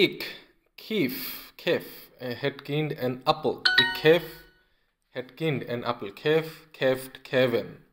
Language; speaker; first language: Dutch; non-native, learner; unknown